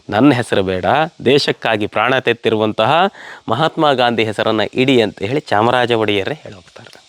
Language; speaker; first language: Kannada; native; Kannada